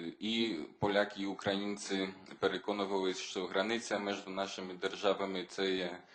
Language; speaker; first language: Ukrainian; non-native, learner; Polish